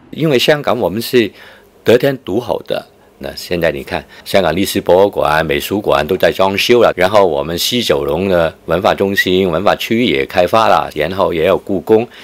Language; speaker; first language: Chinese; non-native, fluent; Cantonese